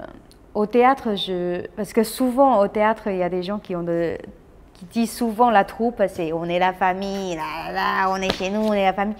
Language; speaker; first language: French; non-native, fluent; Chinese